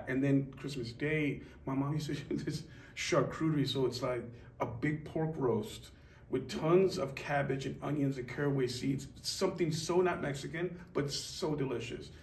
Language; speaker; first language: English; native; English